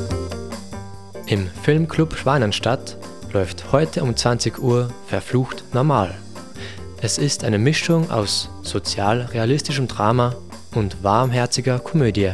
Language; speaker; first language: German; native; German